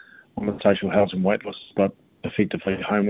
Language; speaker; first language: English; native; English